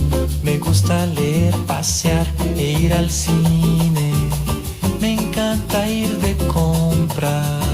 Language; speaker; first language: Spanish; non-native, learner; Portuguese